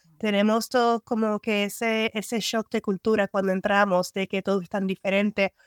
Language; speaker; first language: Spanish; native; Spanish